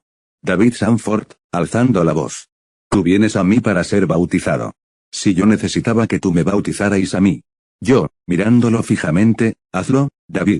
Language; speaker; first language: Spanish; native; Spanish